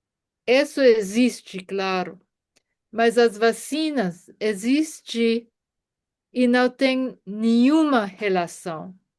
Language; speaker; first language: Portuguese; non-native, fluent; German